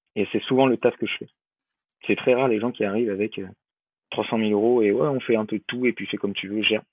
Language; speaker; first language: French; native; French